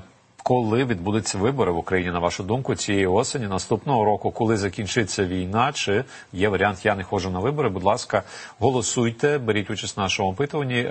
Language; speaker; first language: Ukrainian; native; Ukrainian